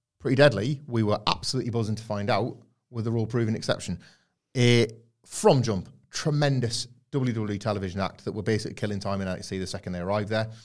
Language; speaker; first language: English; native; English